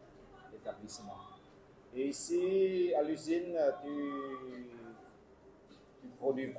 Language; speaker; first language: French; non-native, fluent; Vietnamese